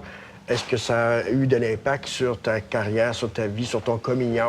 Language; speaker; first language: French; native; French